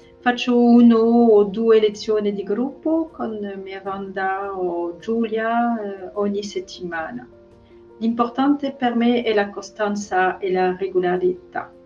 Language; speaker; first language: Italian; non-native, learner; French